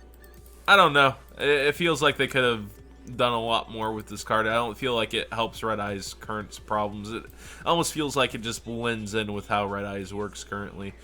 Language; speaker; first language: English; native; English